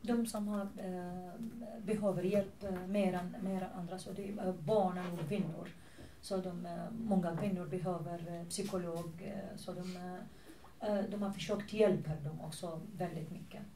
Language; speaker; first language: Swedish; non-native, fluent; Arabic